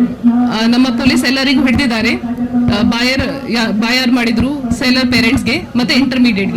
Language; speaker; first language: Kannada; non-native, fluent; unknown